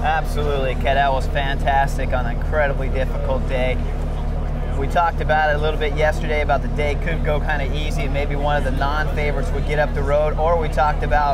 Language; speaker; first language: English; native; English